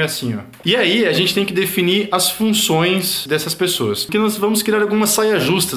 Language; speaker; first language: Portuguese; native; Portuguese